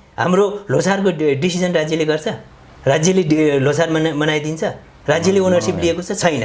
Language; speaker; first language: Nepali; non-native, local second language; Eastern Tamang